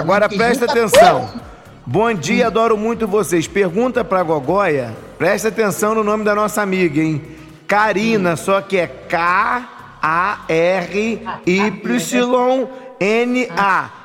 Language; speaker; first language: Portuguese; native; Portuguese